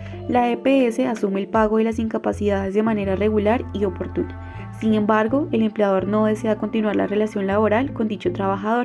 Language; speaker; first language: Spanish; native; Spanish